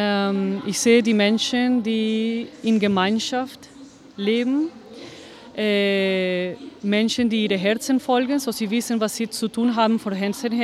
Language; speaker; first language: German; non-native, fluent; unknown